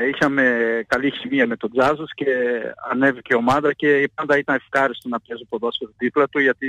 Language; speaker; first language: Greek; non-native, fluent; Portuguese